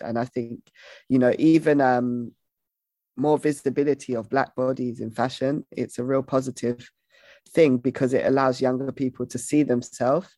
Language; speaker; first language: English; native; English